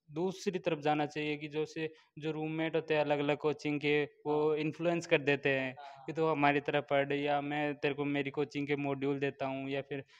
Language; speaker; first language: Hindi; native; Hindi